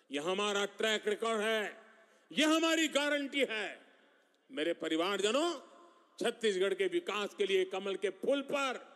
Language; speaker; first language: Hindi; non-native, local second language; Gujarati